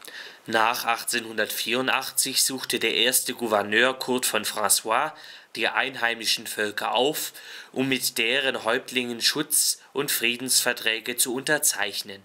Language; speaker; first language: German; native; German